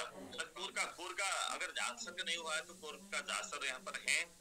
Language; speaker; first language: Hindi; native; Hindi